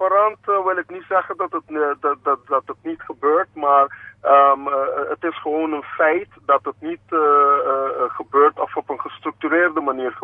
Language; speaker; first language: Dutch; non-native, local second language; Papiamento